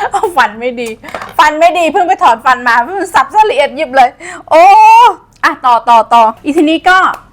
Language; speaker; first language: Thai; native; Thai